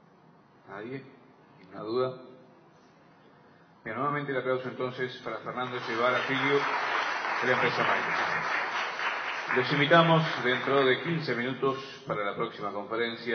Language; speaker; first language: Spanish; native; Spanish